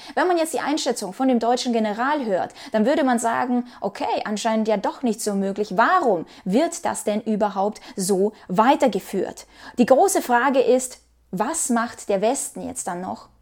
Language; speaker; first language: German; non-native, fluent; Ukrainian